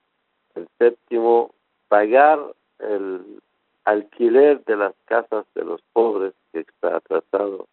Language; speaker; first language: Spanish; non-native, fluent; Persian